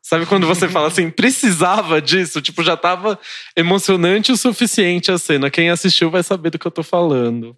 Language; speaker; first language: Portuguese; native; Portuguese